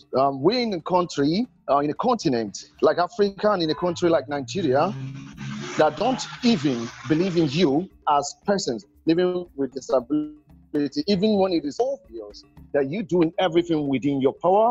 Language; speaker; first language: English; non-native, local second language; Igbo